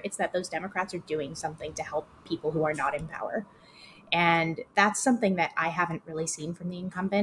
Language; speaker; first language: English; native; English